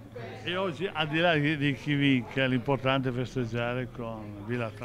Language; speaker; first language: Italian; native; Italian